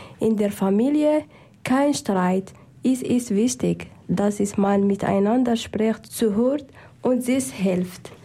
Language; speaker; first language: German; non-native, learner; Arabic